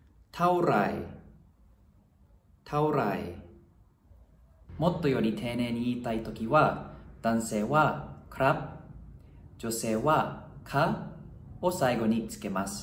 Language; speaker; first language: Japanese; non-native, fluent; Thai